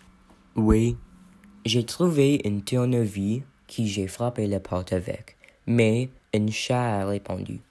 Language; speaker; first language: French; non-native, learner; English